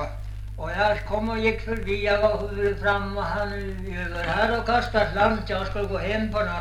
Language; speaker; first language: Swedish; native; Swedish